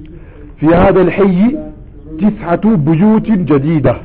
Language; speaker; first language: Arabic; non-native, fluent; French